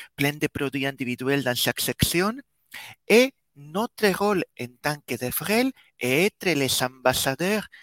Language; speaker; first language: French; non-native, fluent; Spanish